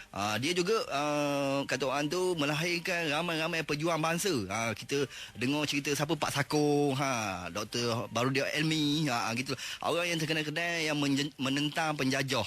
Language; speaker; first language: Malay; native; Malay